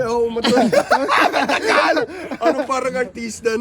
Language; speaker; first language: Filipino; non-native, fluent; English